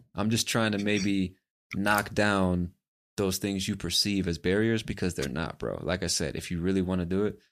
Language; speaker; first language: English; native; English